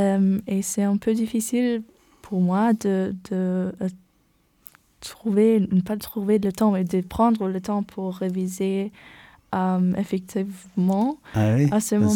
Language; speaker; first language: French; non-native, learner; German